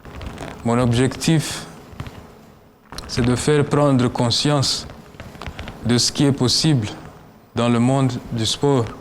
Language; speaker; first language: French; non-native, local second language; Kinyarwanda